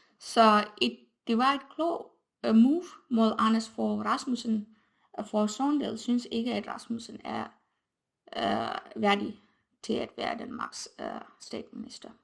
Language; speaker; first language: Danish; non-native, fluent; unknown